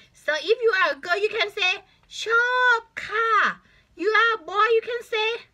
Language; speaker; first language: English; non-native, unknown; Thai